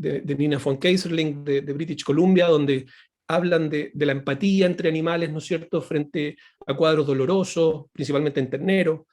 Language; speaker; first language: Spanish; native; Spanish